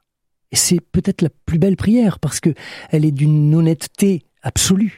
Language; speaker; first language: French; native; French